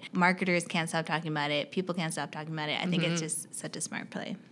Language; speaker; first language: English; native; English